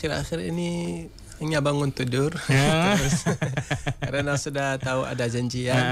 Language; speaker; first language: Indonesian; non-native, learner; Hausa